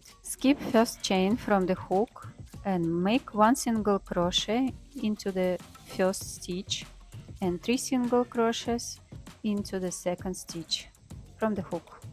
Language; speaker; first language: English; non-native, fluent; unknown